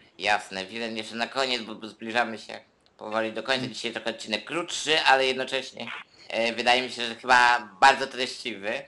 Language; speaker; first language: Polish; native; Polish